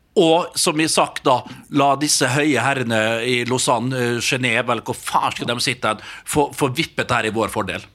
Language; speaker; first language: Norwegian; native; Norwegian